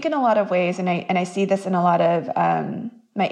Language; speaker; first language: English; early bilingual, other home language; Korean